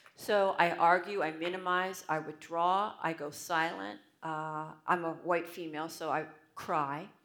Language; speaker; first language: English; native; English